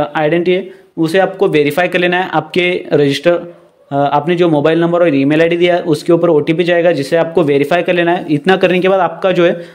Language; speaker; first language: Hindi; non-native, local second language; Marathi